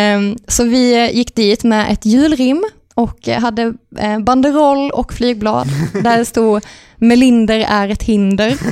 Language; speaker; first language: Swedish; native; Swedish